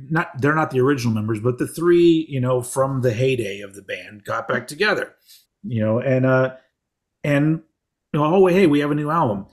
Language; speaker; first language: English; native; English